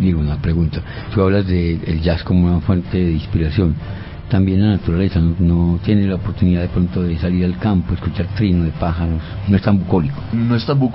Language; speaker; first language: Spanish; native; Spanish